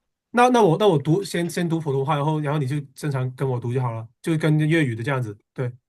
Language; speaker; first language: Chinese; native; Chinese